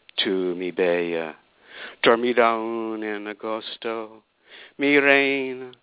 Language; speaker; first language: Spanish; non-native, fluent; English